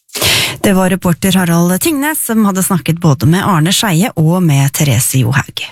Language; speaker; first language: Norwegian; native; Norwegian